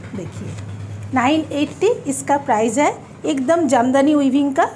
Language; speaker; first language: Hindi; non-native, local second language; Bangla